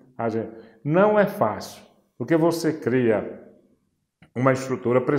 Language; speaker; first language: Portuguese; native; Portuguese